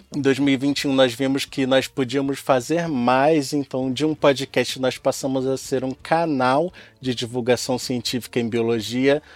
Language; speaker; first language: Portuguese; native; Portuguese